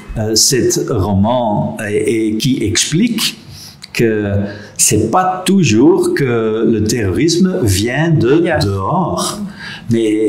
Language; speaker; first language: French; non-native, local second language; Dutch